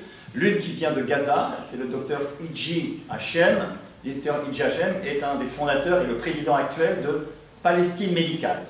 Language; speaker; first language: French; native; French